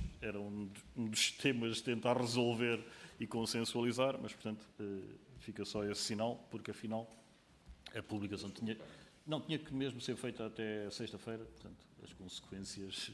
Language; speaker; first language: Portuguese; native; Portuguese